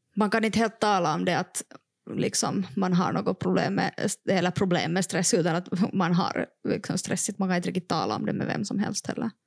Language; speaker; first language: Swedish; non-native, local second language; Finnish